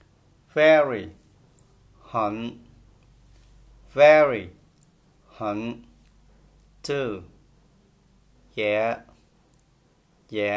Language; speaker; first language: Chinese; non-native, fluent; Vietnamese